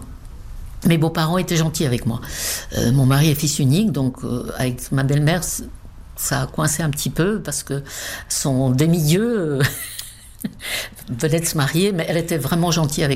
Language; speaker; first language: French; non-native, fluent; Czech